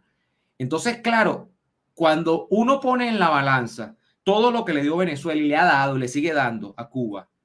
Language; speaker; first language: Spanish; native; Spanish